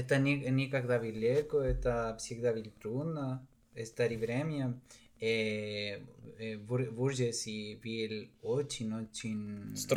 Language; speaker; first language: Russian; non-native, learner; Spanish